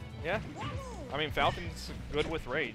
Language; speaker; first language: English; native; English